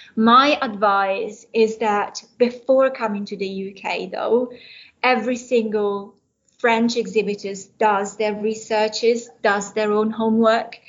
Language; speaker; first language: English; non-native, fluent; Italian